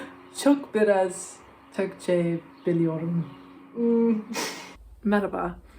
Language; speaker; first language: Turkish; non-native, learner; English